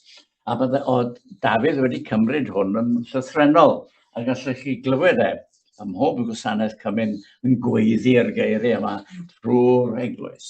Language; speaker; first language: Welsh; native; Welsh